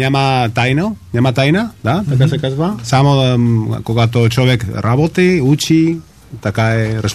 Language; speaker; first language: Bulgarian; non-native, learner; Spanish